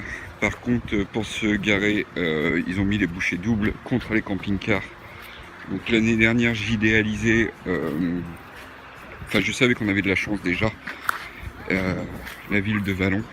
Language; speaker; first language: French; native; French